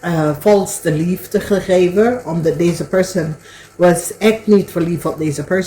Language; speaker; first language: Dutch; non-native, learner; English